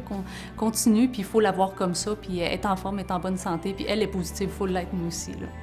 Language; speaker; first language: French; native; French